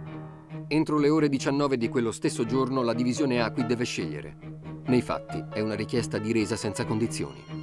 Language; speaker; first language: Italian; native; Italian